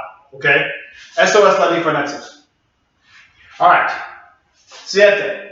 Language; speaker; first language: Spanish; non-native, learner; English